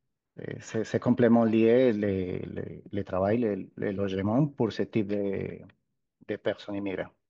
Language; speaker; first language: French; non-native, fluent; Spanish